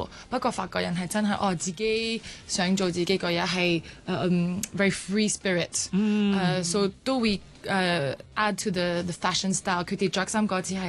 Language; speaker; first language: Cantonese; early bilingual, heritage; Cantonese